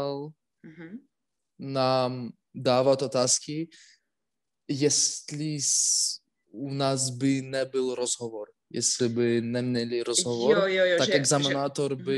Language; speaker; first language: Czech; non-native, learner; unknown